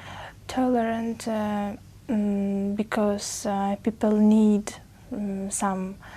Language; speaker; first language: English; non-native, learner; Uzbek